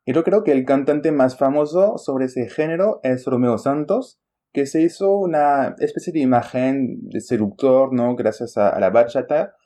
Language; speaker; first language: Spanish; non-native, fluent; French